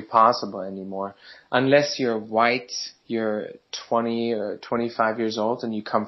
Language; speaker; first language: English; non-native, fluent; German